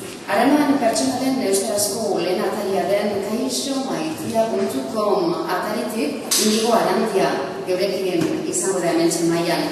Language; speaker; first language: Basque; native; Basque